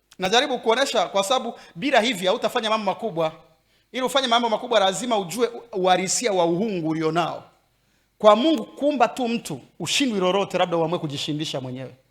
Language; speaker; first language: Swahili; native; Swahili